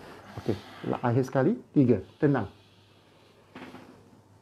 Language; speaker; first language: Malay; non-native, local second language; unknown